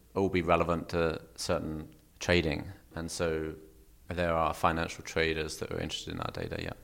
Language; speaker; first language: English; native; English